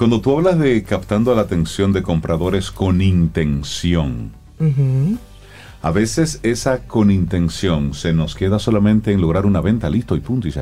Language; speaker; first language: Spanish; native; Spanish